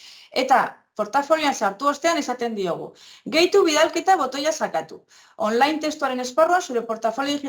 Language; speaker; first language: Basque; native; Basque